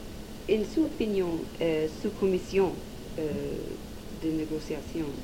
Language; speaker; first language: Spanish; non-native, learner; English